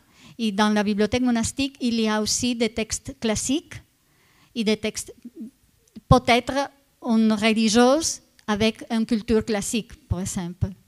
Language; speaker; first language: French; non-native, fluent; Italian